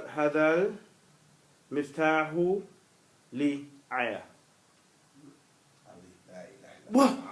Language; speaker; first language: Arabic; non-native, learner; English